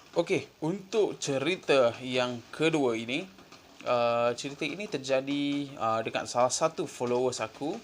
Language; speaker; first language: Malay; native; Malay